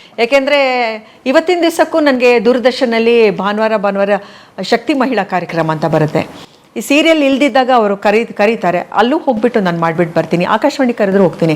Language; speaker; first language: Kannada; native; Kannada